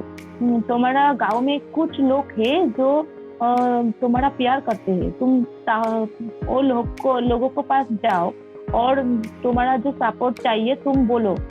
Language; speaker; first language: Hindi; non-native, local second language; Bangla